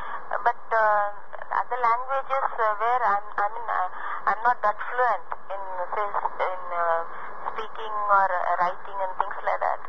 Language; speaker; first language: English; non-native, local second language; Tamil